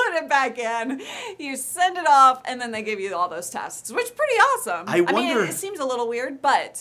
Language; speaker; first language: English; native; English